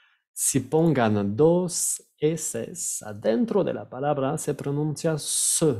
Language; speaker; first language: Spanish; non-native, fluent; French